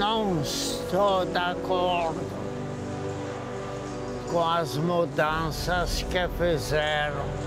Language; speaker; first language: Portuguese; non-native, fluent; Polish